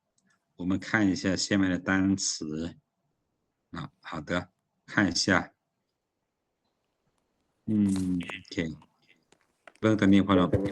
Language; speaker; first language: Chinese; non-native, fluent; Lao